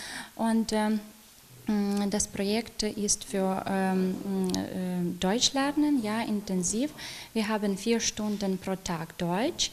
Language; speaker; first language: German; non-native, local second language; Ukrainian